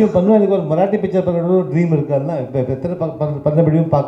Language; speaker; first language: Tamil; early bilingual, heritage; Tamil